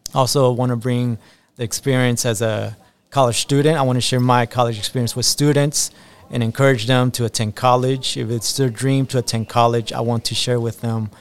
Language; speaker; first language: English; early bilingual, other home language; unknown